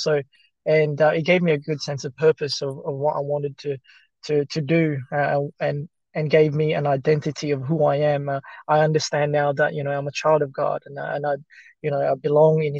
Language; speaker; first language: English; early bilingual, other home language; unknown